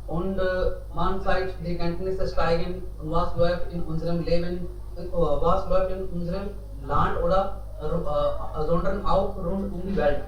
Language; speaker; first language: German; non-native, learner; Hindi